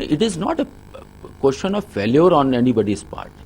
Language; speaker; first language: English; non-native, local second language; Kannada